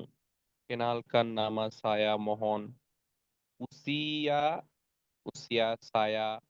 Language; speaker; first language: Indonesian; non-native, learner; Bangla